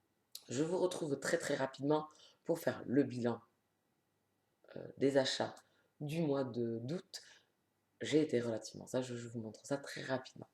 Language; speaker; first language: French; native; French